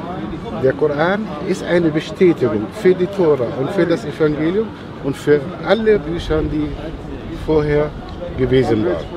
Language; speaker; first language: German; non-native, fluent; Arabic